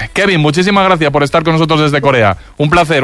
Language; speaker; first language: Spanish; native; Spanish